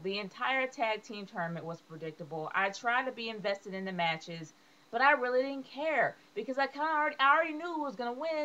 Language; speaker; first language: English; native; English